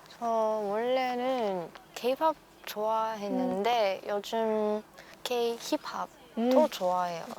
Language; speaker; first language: Korean; non-native, learner; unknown